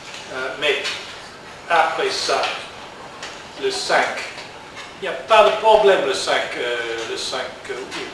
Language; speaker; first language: French; non-native, learner; English